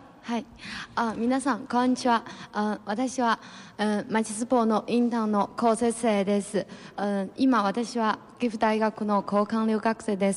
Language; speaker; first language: Japanese; non-native, learner; Chinese